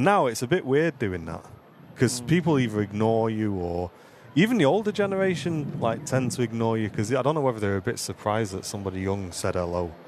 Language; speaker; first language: English; native; English